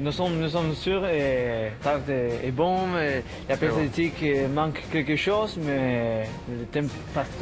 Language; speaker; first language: French; non-native, learner; Spanish